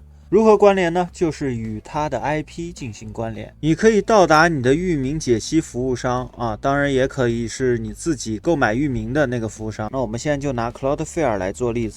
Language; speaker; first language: Chinese; native; Chinese